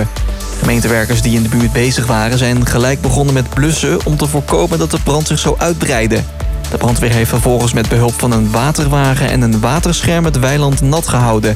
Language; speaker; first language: Dutch; native; Dutch